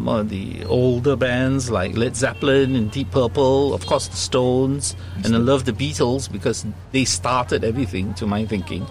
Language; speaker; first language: English; native; English